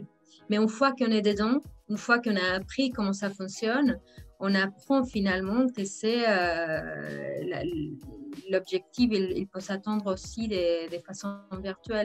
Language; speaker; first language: French; non-native, fluent; Spanish